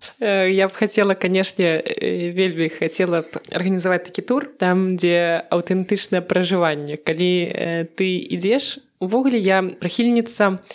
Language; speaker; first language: Belarusian; non-native, local second language; Russian